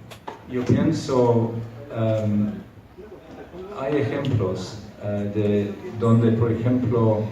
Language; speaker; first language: Spanish; non-native, fluent; English